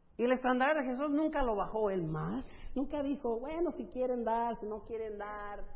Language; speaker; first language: Spanish; early bilingual, other home language; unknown